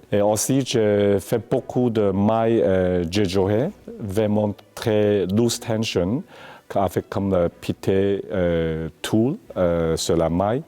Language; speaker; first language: French; non-native, learner; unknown